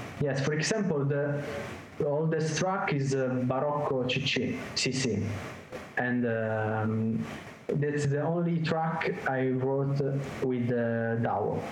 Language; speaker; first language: English; non-native, learner; Italian